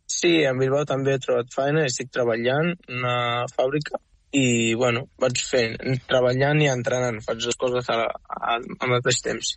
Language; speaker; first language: Catalan; non-native, fluent; Arabic